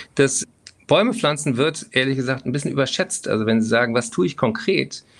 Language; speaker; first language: German; native; German